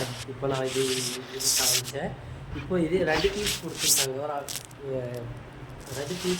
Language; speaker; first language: Tamil; non-native, local second language; Urdu